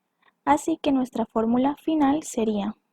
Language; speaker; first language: Spanish; native; Spanish